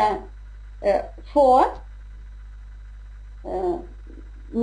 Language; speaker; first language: German; non-native, learner; Russian